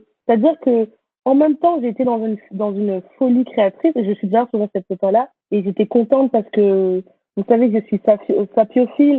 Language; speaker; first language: French; native; French